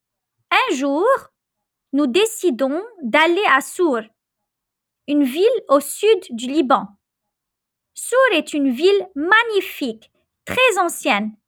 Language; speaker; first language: French; non-native, local second language; Arabic